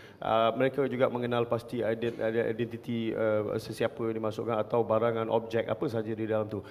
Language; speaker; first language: Malay; native; Malay